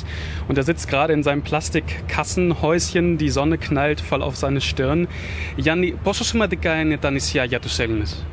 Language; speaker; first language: German; native; German